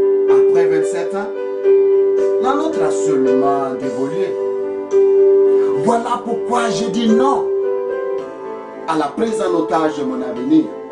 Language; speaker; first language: French; non-native, local second language; Mossi